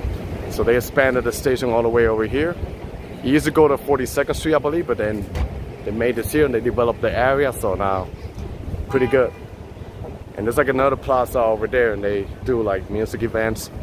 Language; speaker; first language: English; non-native, local second language; Spanish